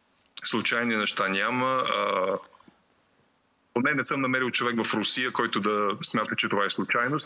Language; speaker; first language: Bulgarian; native; Bulgarian